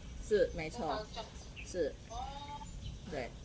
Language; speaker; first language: Chinese; non-native, fluent; Indonesian